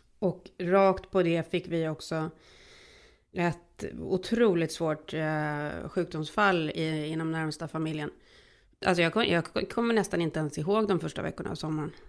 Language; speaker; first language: Swedish; native; Swedish